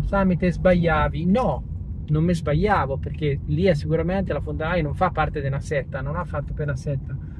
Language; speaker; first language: Italian; native; Italian